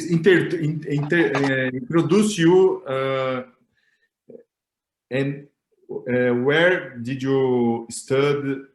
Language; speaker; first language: English; non-native, learner; Portuguese